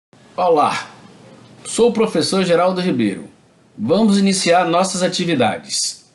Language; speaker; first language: Portuguese; native; Portuguese